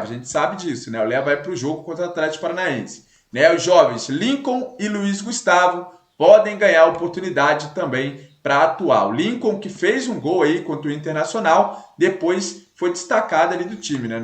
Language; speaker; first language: Portuguese; native; Portuguese